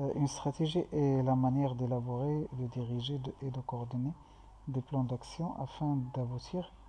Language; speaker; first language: French; non-native, local second language; Arabic